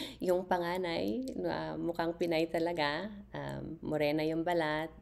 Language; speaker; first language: Filipino; non-native, local second language; Pampanga